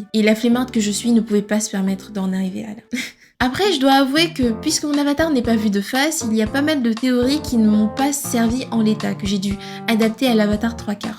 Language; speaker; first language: French; native; French